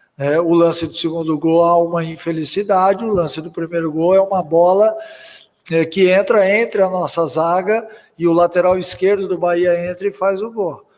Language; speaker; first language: Portuguese; native; Portuguese